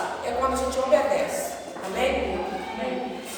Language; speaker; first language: Portuguese; native; Portuguese